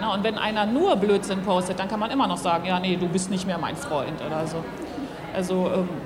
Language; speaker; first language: German; native; German